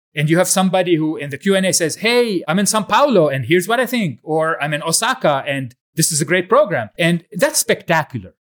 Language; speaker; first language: English; non-native, fluent; Arabic